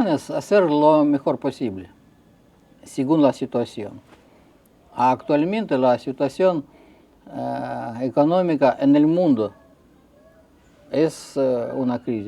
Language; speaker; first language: Spanish; non-native, fluent; Russian